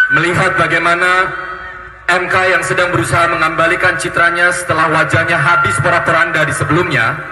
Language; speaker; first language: Indonesian; native; Indonesian